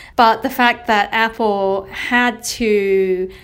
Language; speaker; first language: English; non-native, local second language; Cantonese